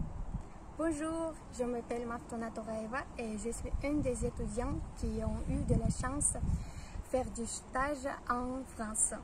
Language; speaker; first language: French; non-native, fluent; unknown